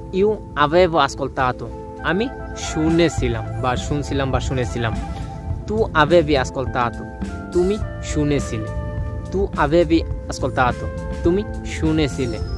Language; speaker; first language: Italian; non-native, learner; Bangla